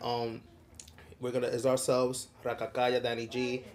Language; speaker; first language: English; early bilingual, other home language; Spanish